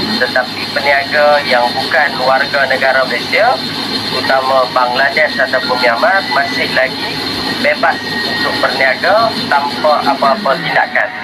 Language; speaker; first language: Malay; native; Malay